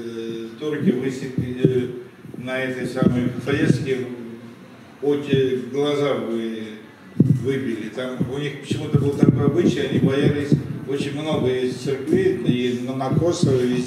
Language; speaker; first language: Russian; native; Russian